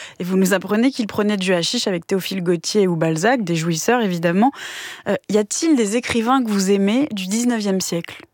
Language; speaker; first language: French; native; French